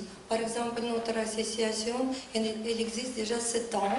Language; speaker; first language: French; non-native, learner; Russian